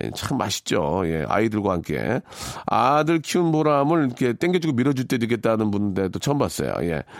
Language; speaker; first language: Korean; native; Korean